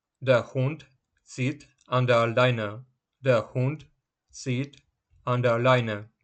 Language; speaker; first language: German; non-native, fluent; Ukrainian